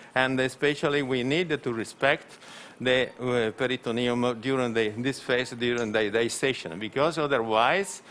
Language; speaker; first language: English; non-native, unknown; Italian